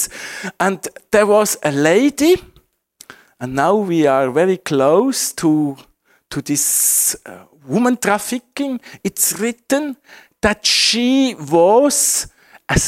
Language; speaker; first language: English; non-native, fluent; Swiss German